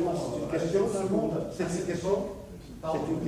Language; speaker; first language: French; native; French